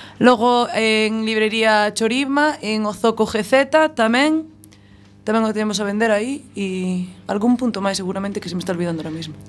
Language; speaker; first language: Galician; native; Galician